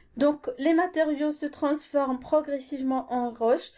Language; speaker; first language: French; non-native, local second language; Arabic